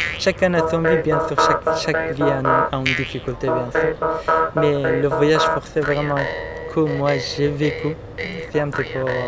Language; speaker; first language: French; non-native, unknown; Persian